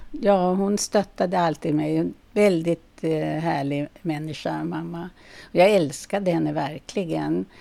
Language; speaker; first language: Swedish; native; Swedish